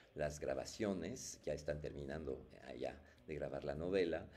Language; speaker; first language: Spanish; non-native, fluent; French